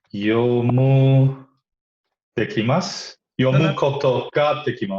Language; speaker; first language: Japanese; non-native, learner; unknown